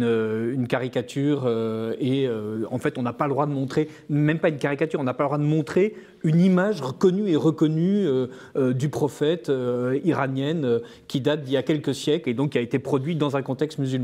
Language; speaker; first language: French; native; French